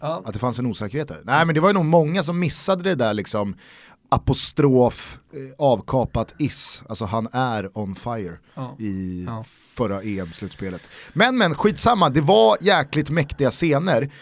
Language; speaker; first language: Swedish; native; Swedish